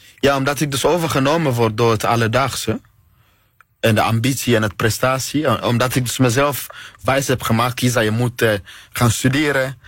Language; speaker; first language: Dutch; non-native, fluent; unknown